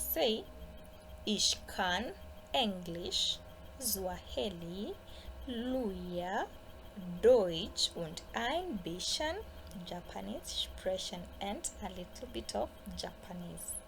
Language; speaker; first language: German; non-native, fluent; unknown